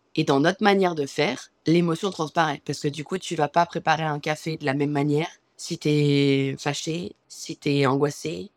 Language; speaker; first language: French; native; French